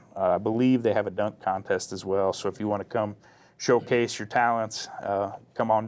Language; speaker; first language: English; native; English